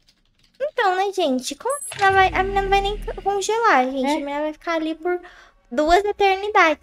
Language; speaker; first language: Portuguese; native; Portuguese